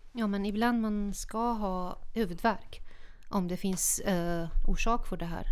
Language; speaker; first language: Swedish; non-native, fluent; Arabic